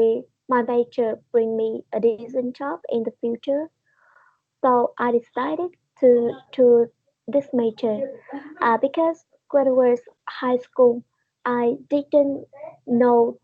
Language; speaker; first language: English; non-native, learner; Vietnamese